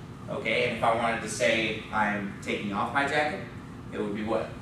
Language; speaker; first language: English; native; English